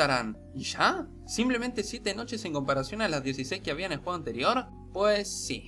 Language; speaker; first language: Spanish; native; Spanish